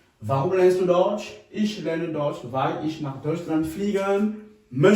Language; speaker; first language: German; non-native, fluent; French